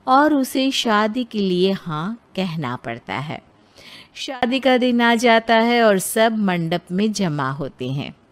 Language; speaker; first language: Hindi; native; Hindi